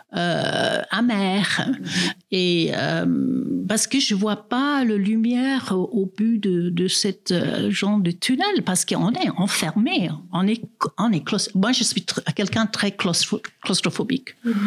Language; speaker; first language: French; non-native, fluent; English